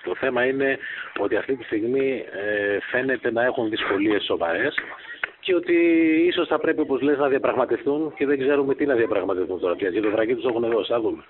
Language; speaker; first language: Greek; native; Greek